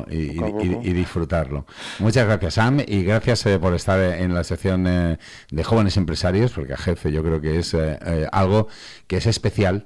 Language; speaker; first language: Spanish; native; Spanish